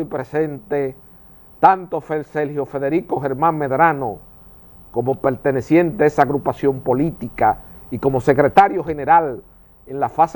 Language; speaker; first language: Spanish; native; Spanish